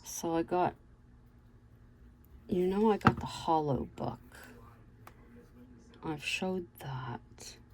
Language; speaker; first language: English; native; English